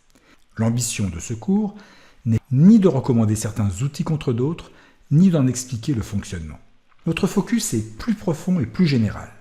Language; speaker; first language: French; native; French